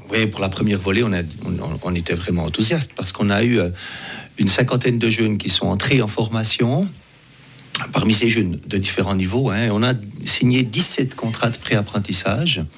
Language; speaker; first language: French; native; French